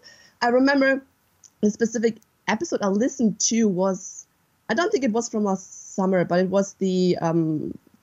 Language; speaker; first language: English; non-native, fluent; German